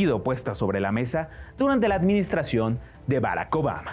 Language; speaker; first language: Spanish; native; Spanish